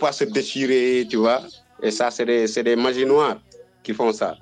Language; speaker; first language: French; non-native, local second language; Wolof